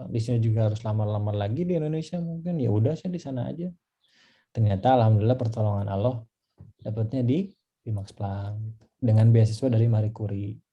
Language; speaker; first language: Indonesian; non-native, local second language; Sundanese